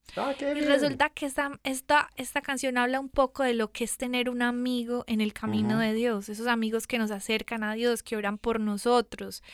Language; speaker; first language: Spanish; native; Spanish